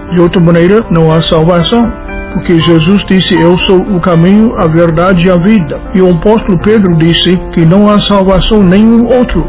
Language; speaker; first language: Portuguese; non-native, fluent; English